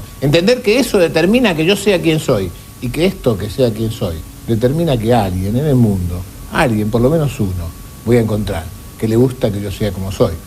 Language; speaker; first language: Spanish; native; Spanish